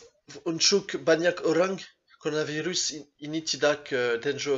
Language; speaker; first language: Indonesian; non-native, learner; French